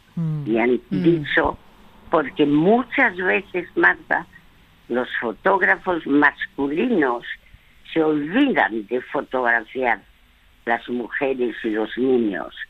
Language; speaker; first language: Spanish; early bilingual, other home language; French